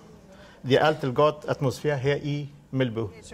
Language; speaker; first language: Danish; non-native, learner; Persian